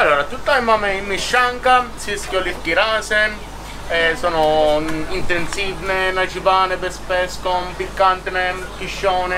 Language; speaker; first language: Polish; non-native, learner; Italian